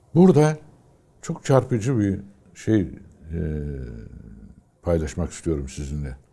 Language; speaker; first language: Turkish; native; Turkish